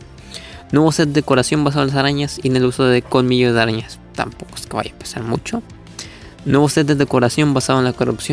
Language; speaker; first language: Spanish; native; Spanish